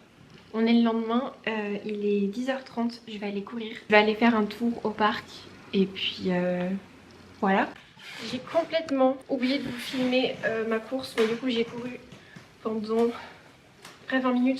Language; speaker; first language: French; native; French